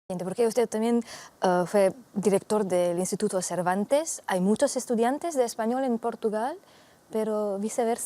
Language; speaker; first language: Spanish; non-native, fluent; Slovenian